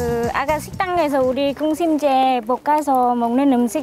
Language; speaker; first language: Korean; non-native, learner; Vietnamese